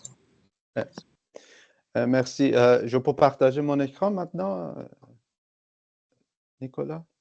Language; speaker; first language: French; non-native, fluent; Persian